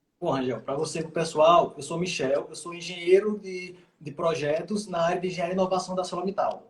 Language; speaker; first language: Portuguese; native; Portuguese